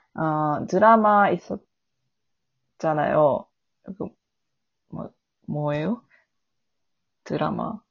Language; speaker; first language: Korean; non-native, learner; Japanese